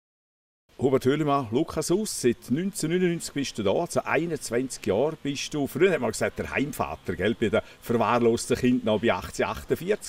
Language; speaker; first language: German; native; German